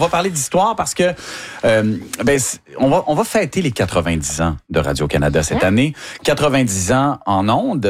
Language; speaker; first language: French; native; French